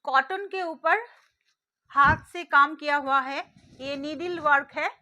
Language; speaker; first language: Hindi; non-native, local second language; Bangla